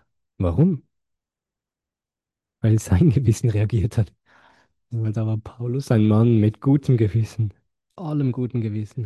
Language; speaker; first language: German; non-native, fluent; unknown